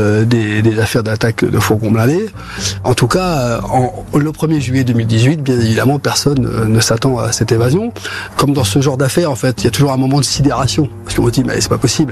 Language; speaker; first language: French; native; French